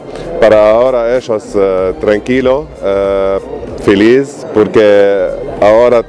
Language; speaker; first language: Spanish; non-native, learner; Arabic